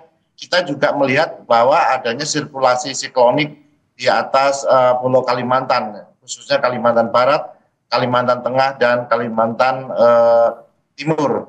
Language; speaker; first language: Indonesian; native; Indonesian